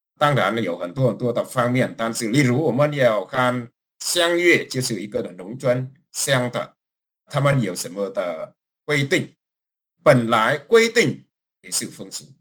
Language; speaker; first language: Chinese; non-native, fluent; Vietnamese